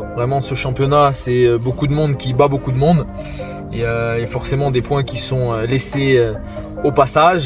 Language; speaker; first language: French; native; French